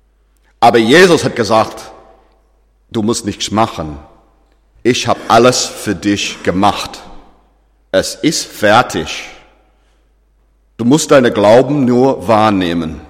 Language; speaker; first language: German; non-native, fluent; English